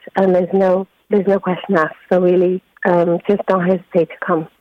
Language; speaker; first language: English; non-native, fluent; French